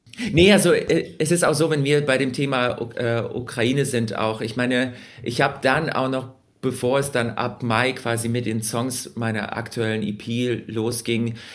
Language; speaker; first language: German; early bilingual, other home language; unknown